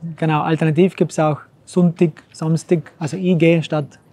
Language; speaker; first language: German; native; German